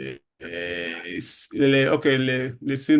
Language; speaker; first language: French; non-native, learner; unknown